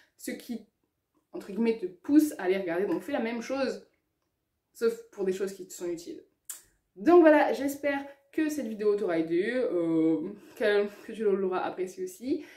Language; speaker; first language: French; native; French